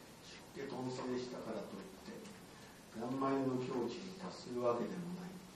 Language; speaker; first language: Japanese; native; Japanese